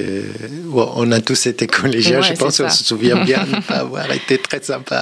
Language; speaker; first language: French; native; French